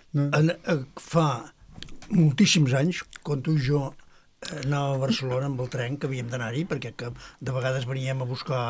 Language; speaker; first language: Catalan; native; Catalan